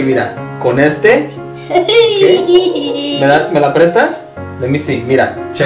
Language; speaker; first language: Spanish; early bilingual, heritage; Spanish